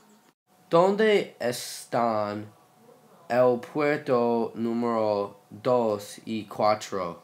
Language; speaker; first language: Spanish; non-native, learner; English